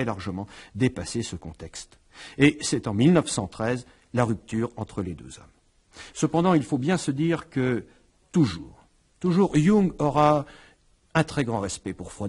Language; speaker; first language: French; native; French